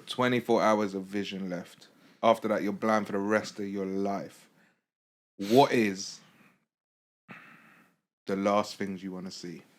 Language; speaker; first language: English; native; English